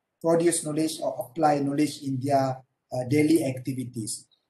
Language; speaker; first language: English; non-native, local second language; Malay